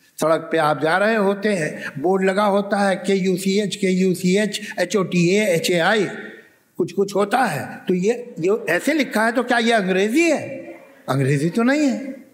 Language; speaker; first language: Urdu; native; Urdu